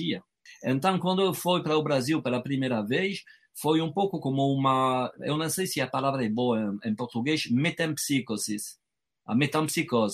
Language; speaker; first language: Portuguese; non-native, fluent; French